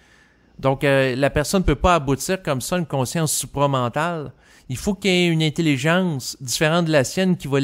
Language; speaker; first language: French; native; French